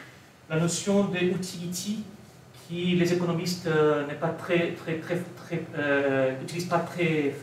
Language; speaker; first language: French; non-native, learner; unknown